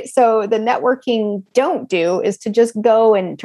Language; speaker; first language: English; native; English